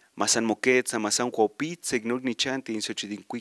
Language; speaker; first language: Spanish; native; Spanish